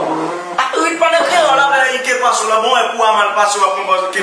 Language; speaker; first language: Portuguese; non-native, learner; Haitian Creole